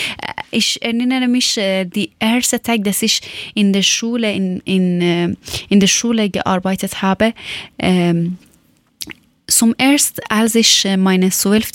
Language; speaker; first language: German; non-native, learner; Persian